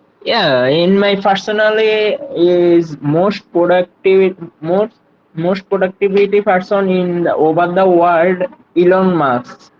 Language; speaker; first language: English; non-native, learner; Bangla